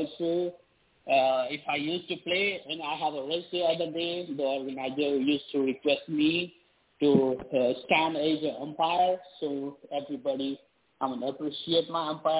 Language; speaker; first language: English; non-native, local second language; Nepali